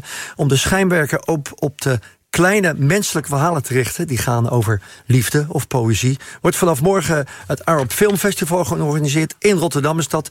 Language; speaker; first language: Dutch; native; Dutch